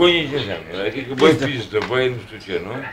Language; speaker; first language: Spanish; non-native, learner; Romanian